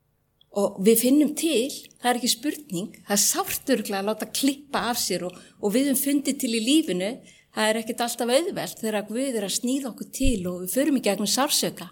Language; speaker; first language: Icelandic; native; Icelandic